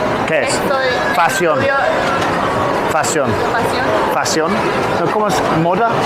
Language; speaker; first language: Spanish; non-native, learner; English